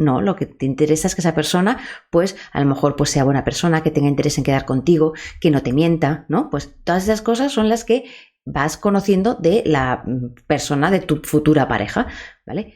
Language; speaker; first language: Spanish; native; Spanish